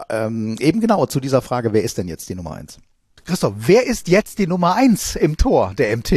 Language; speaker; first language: German; native; German